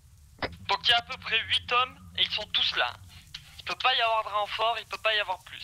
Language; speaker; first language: French; native; French